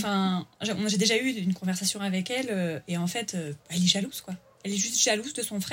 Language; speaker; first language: French; native; French